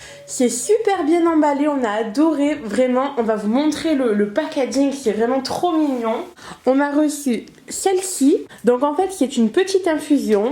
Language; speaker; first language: French; native; French